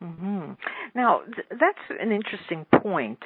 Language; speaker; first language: English; native; English